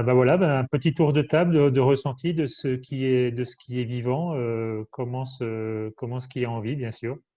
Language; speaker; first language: French; native; French